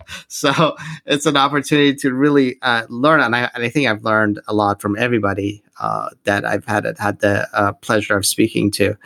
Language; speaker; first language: English; non-native, fluent; Persian